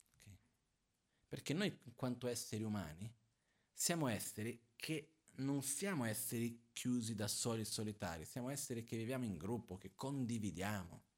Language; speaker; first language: Italian; non-native, fluent; Portuguese